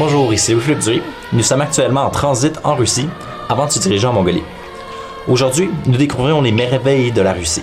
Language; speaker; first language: French; native; French